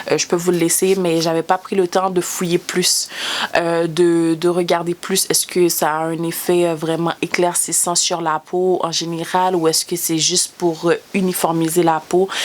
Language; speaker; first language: French; native; French